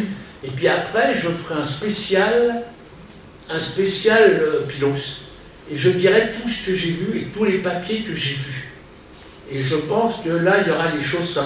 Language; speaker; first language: French; native; French